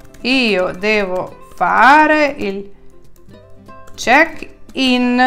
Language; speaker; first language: Italian; non-native, fluent; Ukrainian